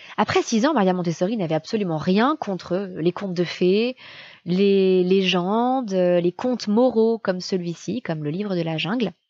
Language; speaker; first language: French; native; French